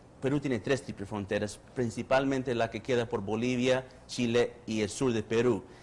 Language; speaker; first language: Spanish; early bilingual, heritage; Spanish